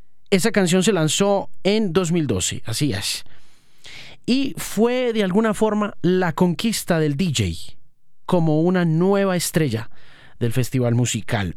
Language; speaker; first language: Spanish; native; Spanish